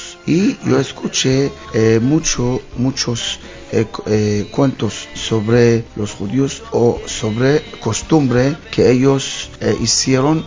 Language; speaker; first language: Spanish; non-native, learner; Hebrew